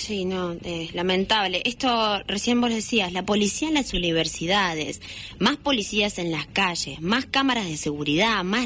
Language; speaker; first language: Spanish; native; Spanish